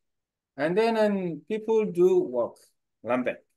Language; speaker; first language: English; non-native, learner; Korean